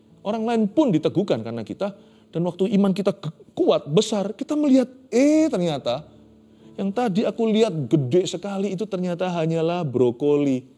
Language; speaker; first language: Indonesian; native; Indonesian